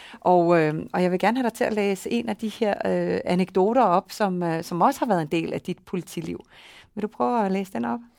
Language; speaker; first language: Danish; native; Danish